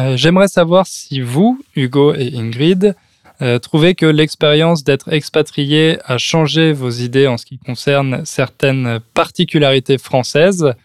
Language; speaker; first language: French; native; French